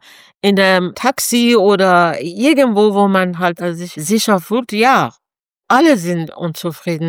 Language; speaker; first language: German; non-native, fluent; Persian